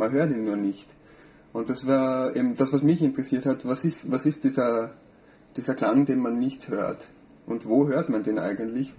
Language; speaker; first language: German; native; German